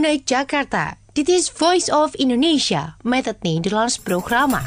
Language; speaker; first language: Dutch; non-native, learner; Indonesian